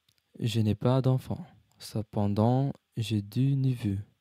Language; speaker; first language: French; non-native, learner; English